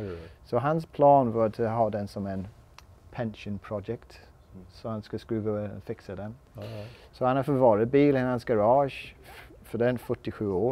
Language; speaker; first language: Swedish; non-native, learner; English